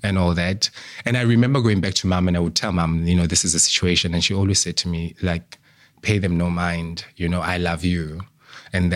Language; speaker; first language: English; non-native, local second language; Southern Sotho